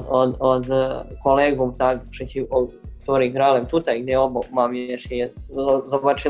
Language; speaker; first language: Polish; non-native, learner; Serbian